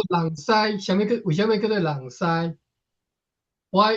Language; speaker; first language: Chinese; native; Chinese